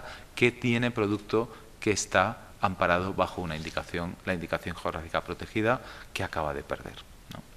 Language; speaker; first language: Spanish; native; Spanish